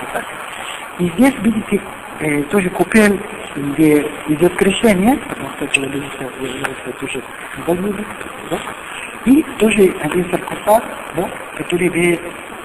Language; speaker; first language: Russian; non-native, learner; Italian